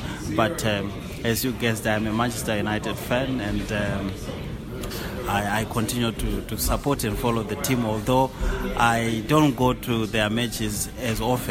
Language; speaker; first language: English; non-native, local second language; Shona